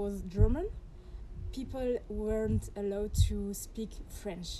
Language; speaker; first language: English; non-native, learner; French